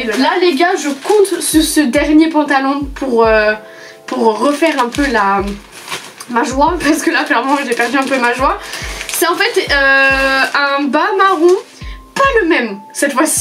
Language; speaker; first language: French; native; French